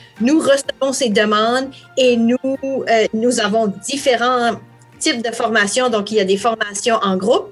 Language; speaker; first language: French; native; French